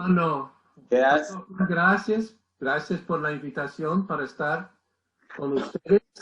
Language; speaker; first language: Spanish; non-native, fluent; English